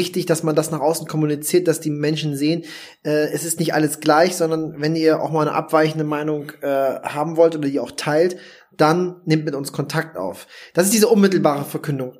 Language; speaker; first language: German; native; German